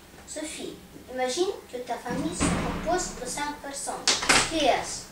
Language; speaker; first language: French; non-native, learner; Russian